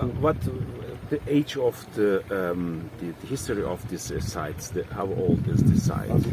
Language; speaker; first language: English; non-native, learner; Turkish